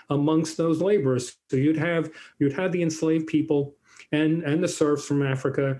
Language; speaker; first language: English; native; English